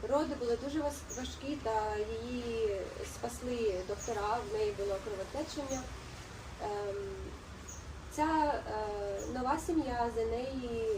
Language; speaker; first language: Ukrainian; non-native, local second language; Russian